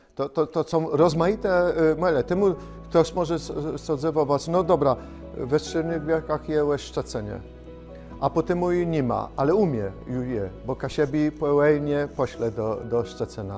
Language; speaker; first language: Polish; non-native, local second language; Kashubian